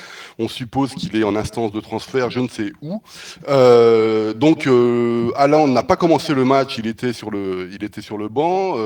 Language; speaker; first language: French; native; French